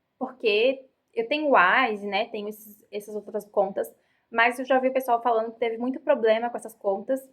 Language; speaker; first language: Portuguese; native; Portuguese